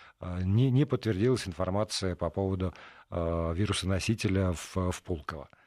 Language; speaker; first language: Russian; native; Russian